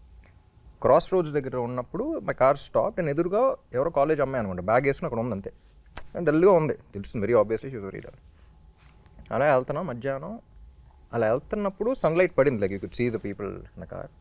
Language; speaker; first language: Telugu; native; Telugu